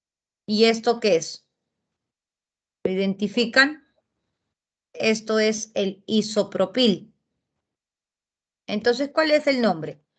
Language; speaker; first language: Spanish; native; Spanish